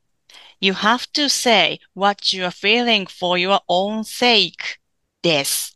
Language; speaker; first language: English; non-native, fluent; Japanese